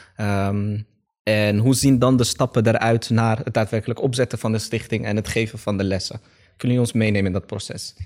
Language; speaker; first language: Dutch; early bilingual, other home language; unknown